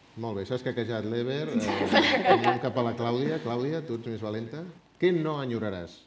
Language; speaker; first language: Catalan; native; Catalan